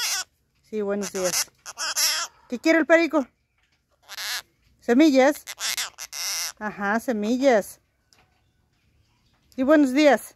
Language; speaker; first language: Spanish; native; Spanish